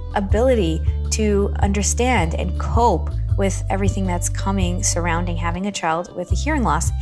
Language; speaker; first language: English; native; English